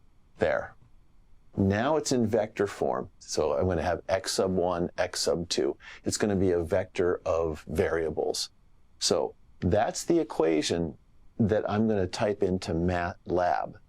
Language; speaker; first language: English; native; English